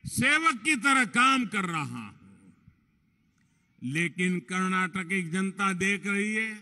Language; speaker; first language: Hindi; non-native, local second language; Gujarati